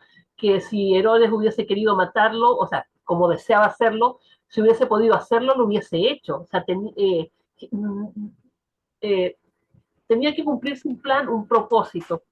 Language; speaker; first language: Spanish; native; Spanish